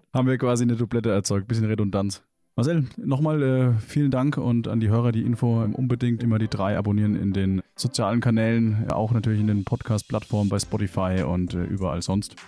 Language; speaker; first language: German; native; German